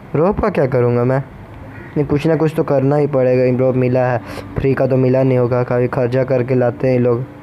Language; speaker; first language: Hindi; native; Hindi